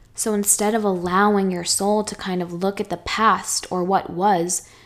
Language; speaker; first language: English; native; English